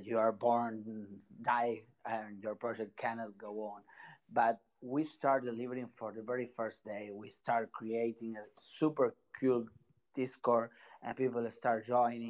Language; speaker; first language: English; non-native, fluent; Spanish